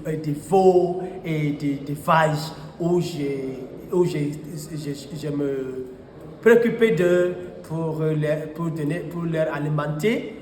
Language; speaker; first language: French; non-native, fluent; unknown